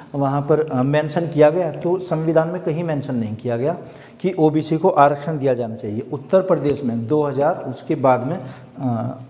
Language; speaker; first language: Hindi; native; Hindi